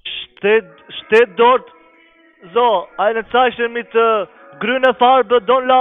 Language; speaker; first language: German; non-native, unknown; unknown